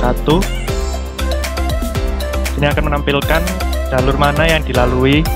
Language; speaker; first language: Indonesian; native; Indonesian